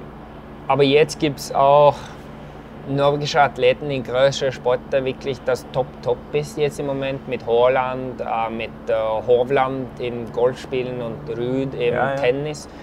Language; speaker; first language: German; non-native, fluent; Norwegian